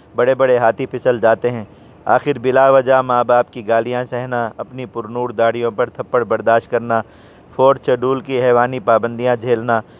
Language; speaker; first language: Urdu; native; Urdu